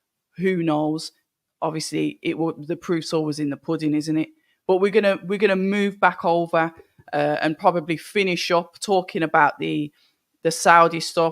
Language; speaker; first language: English; native; English